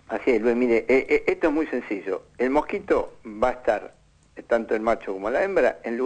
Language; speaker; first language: Spanish; native; Spanish